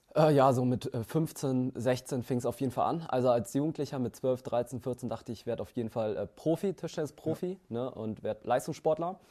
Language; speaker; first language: German; early bilingual, other home language; Vietnamese